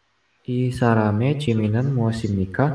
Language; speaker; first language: Korean; non-native, learner; Indonesian